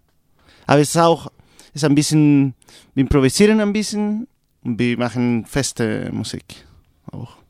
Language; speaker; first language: German; non-native, learner; Spanish